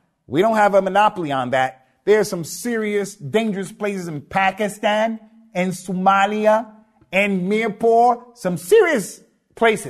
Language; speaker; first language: English; native; English